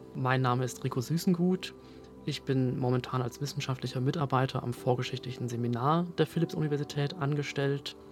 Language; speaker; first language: German; native; German